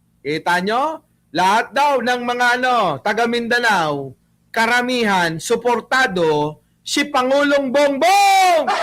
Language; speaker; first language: Filipino; native; Filipino